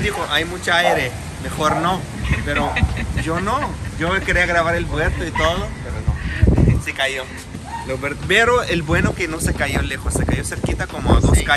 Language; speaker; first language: Spanish; non-native, fluent; Arabic